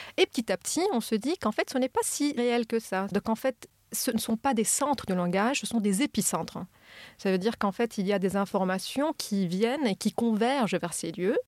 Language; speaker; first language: French; non-native, local second language; Arabic